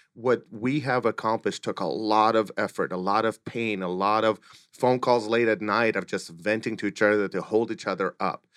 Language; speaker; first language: English; early bilingual, other home language; Russian